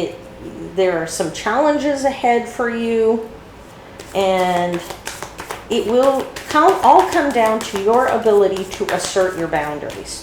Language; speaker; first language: English; native; English